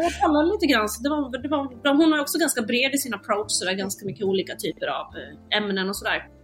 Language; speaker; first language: Swedish; native; Swedish